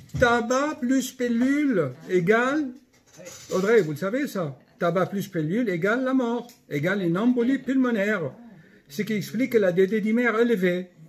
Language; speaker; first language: French; native; French